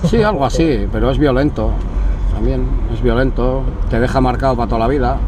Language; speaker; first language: Spanish; native; Spanish